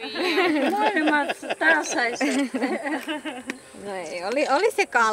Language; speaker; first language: Finnish; early bilingual, other home language; Russian